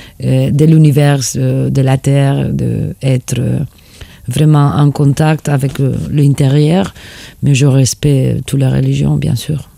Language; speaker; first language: French; non-native, fluent; Spanish